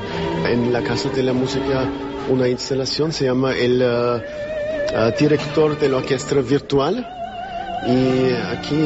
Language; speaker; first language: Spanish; non-native, learner; German